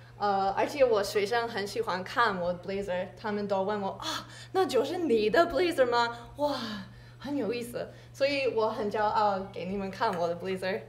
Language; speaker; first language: Chinese; non-native, fluent; English